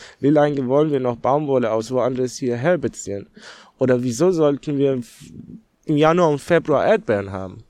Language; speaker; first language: German; non-native, fluent; Persian